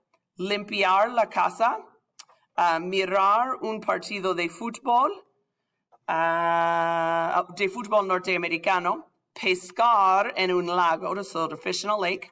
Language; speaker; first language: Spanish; non-native, fluent; English